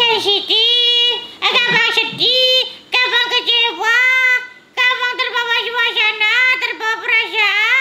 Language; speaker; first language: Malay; non-native, local second language; Javanese